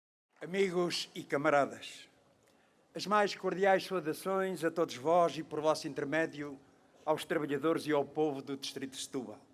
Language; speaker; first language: Portuguese; native; Portuguese